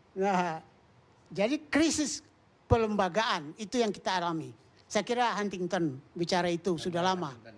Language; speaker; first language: Indonesian; non-native, local second language; Minangkabau